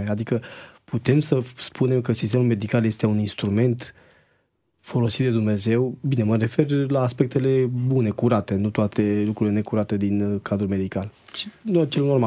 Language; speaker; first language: Romanian; native; Romanian